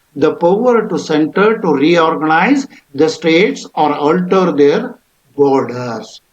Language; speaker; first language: English; non-native, local second language; Kannada